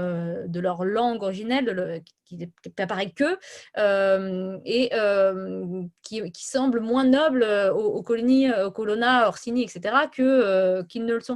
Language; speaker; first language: French; native; French